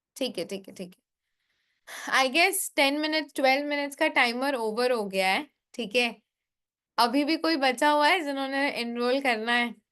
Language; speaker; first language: Hindi; native; Hindi